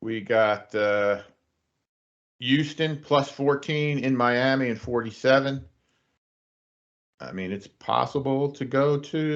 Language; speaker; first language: English; native; English